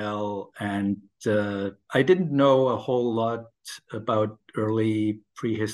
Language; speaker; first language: English; non-native, fluent; German